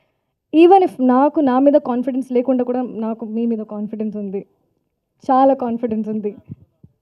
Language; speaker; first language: Telugu; non-native, fluent; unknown